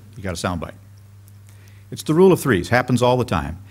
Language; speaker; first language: English; native; English